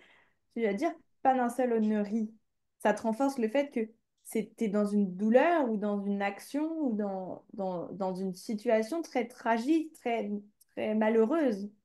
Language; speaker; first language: French; native; French